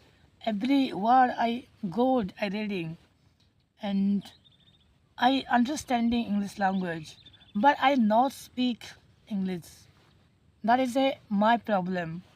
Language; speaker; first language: English; non-native, learner; Hindi